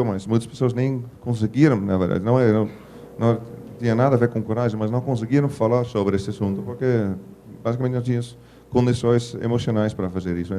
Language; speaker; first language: Portuguese; non-native, fluent; Dutch